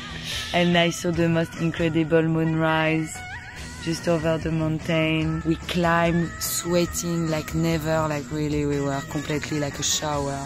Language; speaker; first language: English; non-native, learner; French